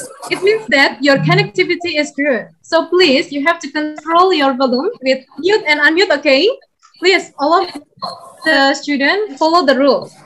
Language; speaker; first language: English; non-native, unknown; Indonesian